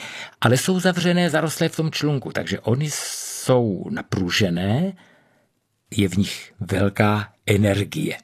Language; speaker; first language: Czech; native; Czech